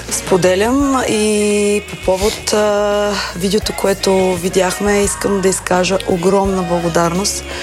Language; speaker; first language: Bulgarian; native; Bulgarian